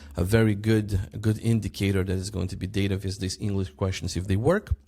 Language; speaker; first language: English; non-native, fluent; Lithuanian